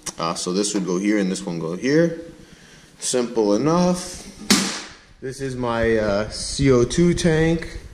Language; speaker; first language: English; native; English